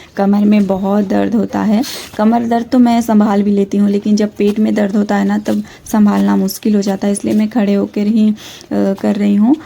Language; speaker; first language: Hindi; non-native, local second language; Odia